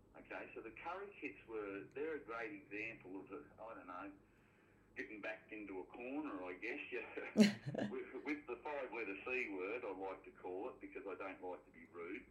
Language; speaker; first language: English; native; English